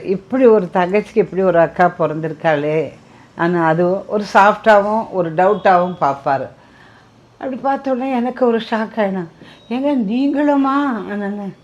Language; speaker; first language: Tamil; non-native, local second language; Telugu